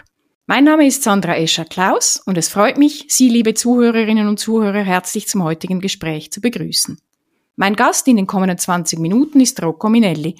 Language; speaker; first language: German; native; German